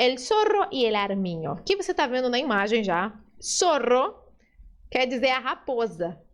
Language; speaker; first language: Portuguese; early bilingual, other home language; Spanish